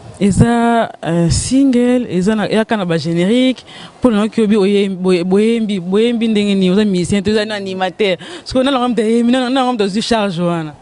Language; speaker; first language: Lingala; native; Lingala